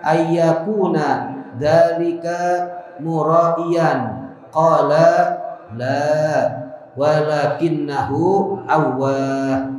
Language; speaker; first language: Arabic; non-native, fluent; Indonesian